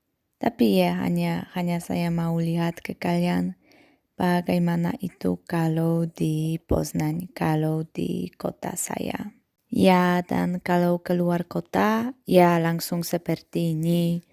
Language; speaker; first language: Indonesian; non-native, fluent; Polish